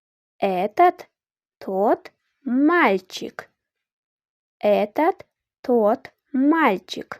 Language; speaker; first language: Russian; non-native, fluent; Uzbek